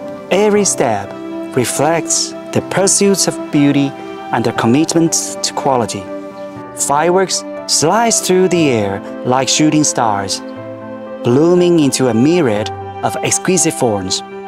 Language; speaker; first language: English; non-native, fluent; Chinese